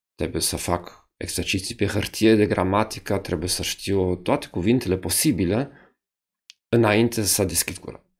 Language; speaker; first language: Romanian; non-native, fluent; German